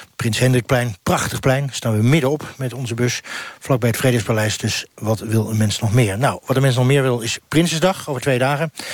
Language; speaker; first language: Dutch; native; Dutch